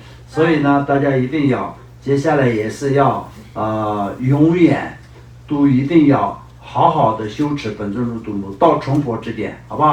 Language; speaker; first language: Chinese; non-native, local second language; Tibetan